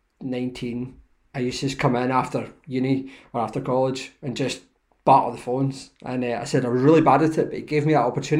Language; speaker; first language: English; native; English